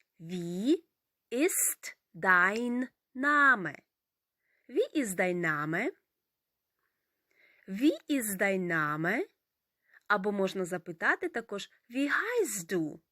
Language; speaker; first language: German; non-native, fluent; Ukrainian